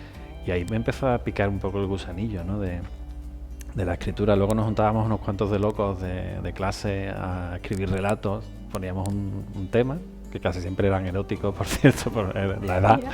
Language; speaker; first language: Spanish; native; Spanish